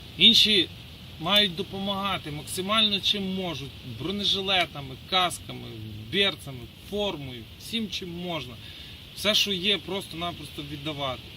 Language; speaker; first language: Ukrainian; native; Ukrainian